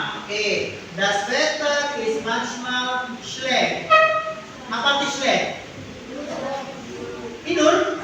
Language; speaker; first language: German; non-native, fluent; Indonesian